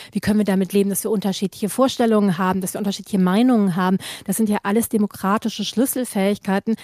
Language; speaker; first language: German; native; German